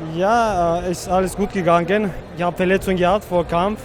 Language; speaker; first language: German; non-native, fluent; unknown